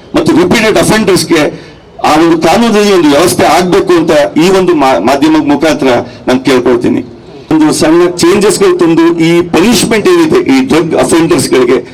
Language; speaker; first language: Kannada; native; Kannada